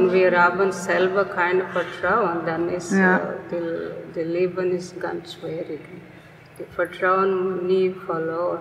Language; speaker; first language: German; non-native, learner; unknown